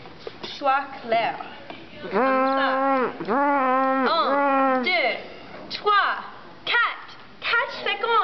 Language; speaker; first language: French; non-native, learner; English